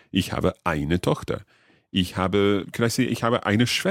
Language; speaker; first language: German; non-native, learner; English